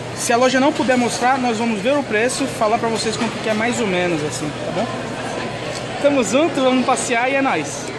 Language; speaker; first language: Portuguese; native; Portuguese